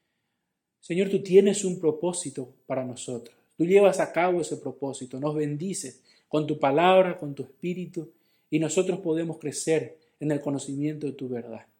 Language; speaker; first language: Spanish; native; Spanish